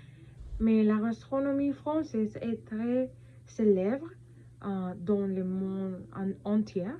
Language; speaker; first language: French; non-native, learner; Spanish